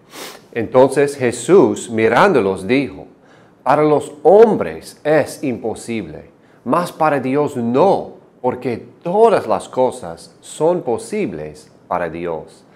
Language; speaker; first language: Spanish; non-native, fluent; English